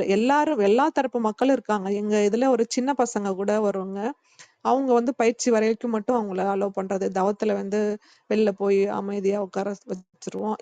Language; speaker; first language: Tamil; native; Tamil